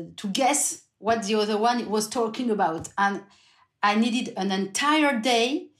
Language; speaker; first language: English; non-native, fluent; French